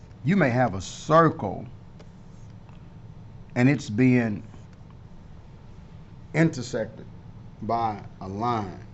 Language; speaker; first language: English; native; English